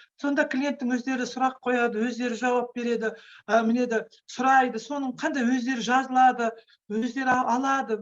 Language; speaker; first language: Kazakh; non-native, local second language; Russian